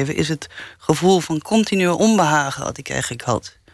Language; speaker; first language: Dutch; early bilingual, other home language; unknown